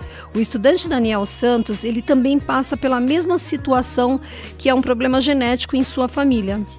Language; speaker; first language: Portuguese; native; Portuguese